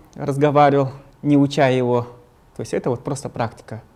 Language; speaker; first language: Russian; non-native, local second language; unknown